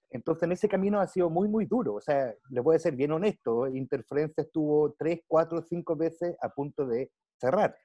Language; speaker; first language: Spanish; early bilingual, heritage; Spanish